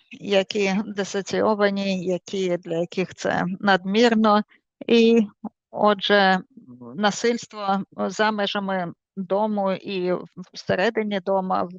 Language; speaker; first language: Ukrainian; native; Ukrainian